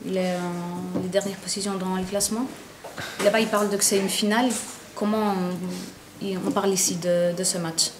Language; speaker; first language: French; non-native, learner; Spanish